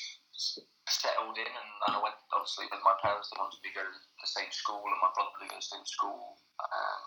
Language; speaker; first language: English; native; English